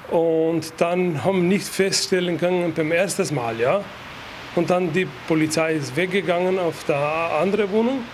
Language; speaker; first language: German; non-native, fluent; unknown